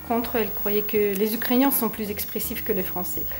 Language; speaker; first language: French; non-native, fluent; Ukrainian